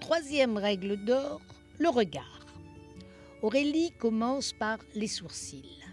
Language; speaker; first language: French; native; French